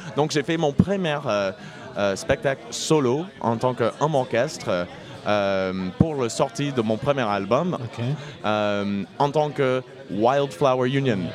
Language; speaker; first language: French; non-native, fluent; English